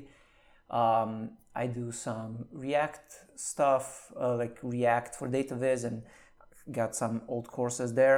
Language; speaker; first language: English; non-native, fluent; Slovenian